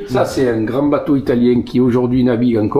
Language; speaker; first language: French; native; French